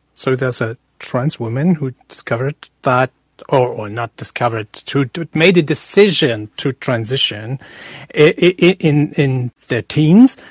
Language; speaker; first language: English; non-native, fluent; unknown